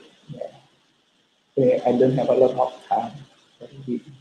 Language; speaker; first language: English; non-native, learner; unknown